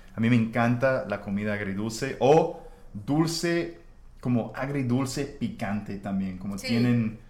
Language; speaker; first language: Spanish; non-native, fluent; English